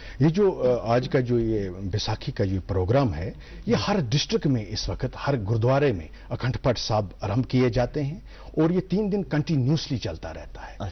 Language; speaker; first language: Urdu; non-native, local second language; Punjabi